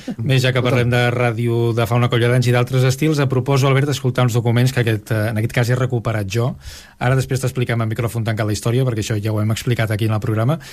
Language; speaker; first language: Catalan; native; Catalan